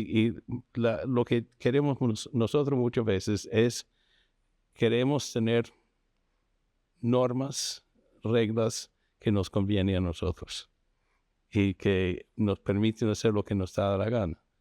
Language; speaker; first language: Spanish; non-native, fluent; English